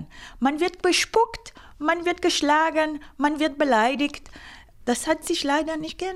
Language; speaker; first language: German; non-native, fluent; Hebrew